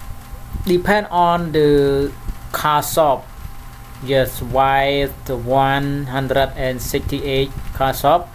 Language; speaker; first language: English; non-native, learner; Khmer